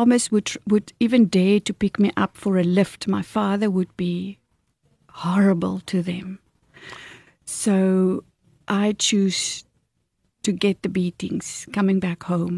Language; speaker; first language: English; non-native, fluent; Afrikaans